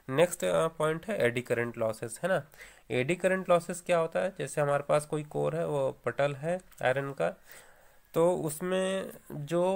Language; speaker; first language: Hindi; native; Hindi